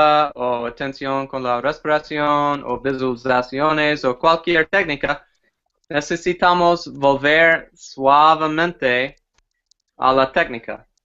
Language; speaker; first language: Spanish; non-native, fluent; English